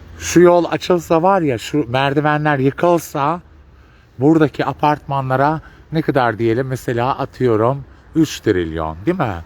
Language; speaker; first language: Turkish; native; Turkish